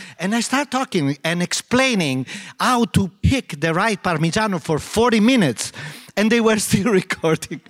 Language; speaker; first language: English; non-native, fluent; Italian